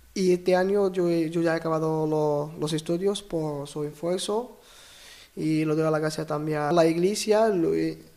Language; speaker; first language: Spanish; non-native, learner; Arabic